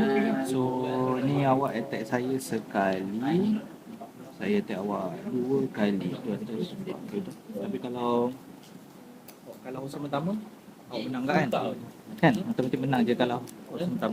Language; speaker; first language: Malay; native; Malay